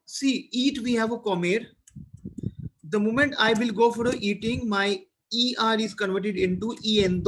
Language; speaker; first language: English; non-native, local second language; Hindi